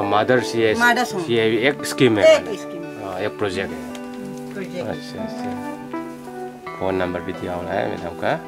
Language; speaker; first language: Hindi; non-native, local second language; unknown